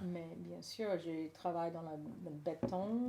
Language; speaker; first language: French; non-native, learner; English